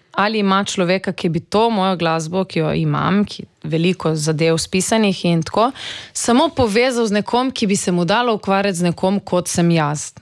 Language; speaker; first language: Slovenian; native; Slovenian